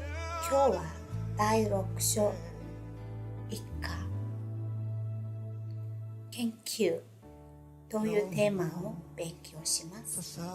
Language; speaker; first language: Japanese; non-native, fluent; Mongolian